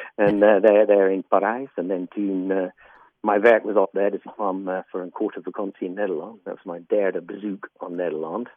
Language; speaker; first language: Dutch; non-native, fluent; English